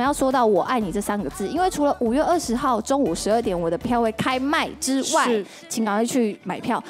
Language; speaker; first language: Chinese; native; Chinese